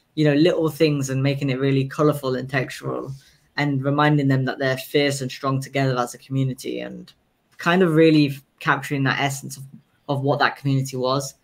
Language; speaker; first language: English; native; English